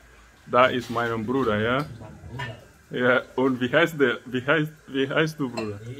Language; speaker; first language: German; non-native, learner; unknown